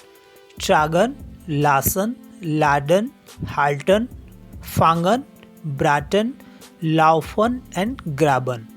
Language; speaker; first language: German; non-native, learner; Hindi